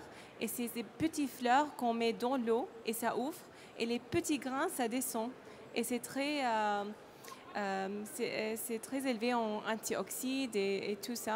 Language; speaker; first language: French; non-native, learner; Arabic